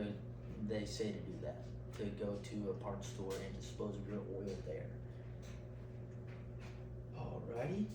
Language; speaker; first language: English; native; English